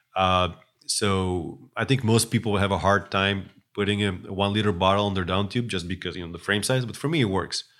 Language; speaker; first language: English; non-native, fluent; Russian